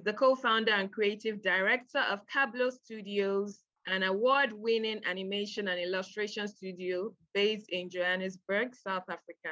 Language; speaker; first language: English; non-native, local second language; Yoruba